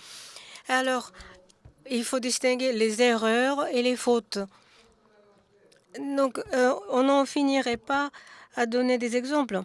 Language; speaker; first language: French; non-native, fluent; Japanese